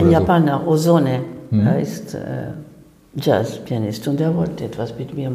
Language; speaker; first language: German; non-native, fluent; Spanish